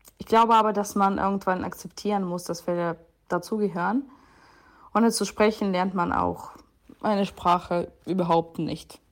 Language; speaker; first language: German; non-native, fluent; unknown